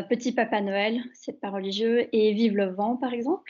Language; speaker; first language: French; native; French